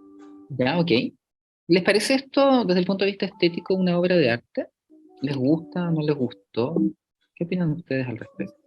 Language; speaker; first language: Spanish; native; Spanish